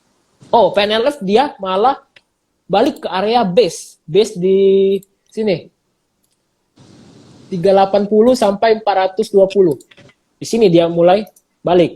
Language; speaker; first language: Indonesian; native; Indonesian